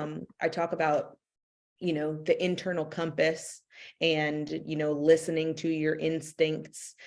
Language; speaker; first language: English; native; English